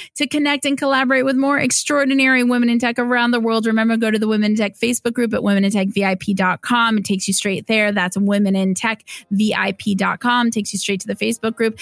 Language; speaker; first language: English; native; English